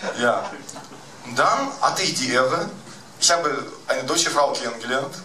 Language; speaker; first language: German; early bilingual, other home language; Russian